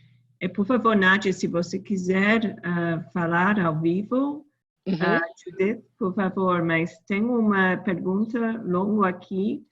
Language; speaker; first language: Portuguese; non-native, learner; English